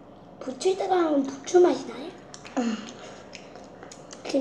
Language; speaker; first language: Korean; early bilingual, heritage; Korean